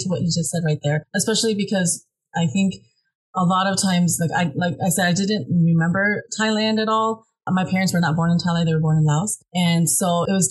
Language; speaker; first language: English; early bilingual, other home language; Hmong